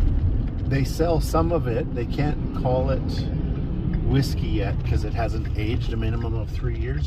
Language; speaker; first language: English; native; English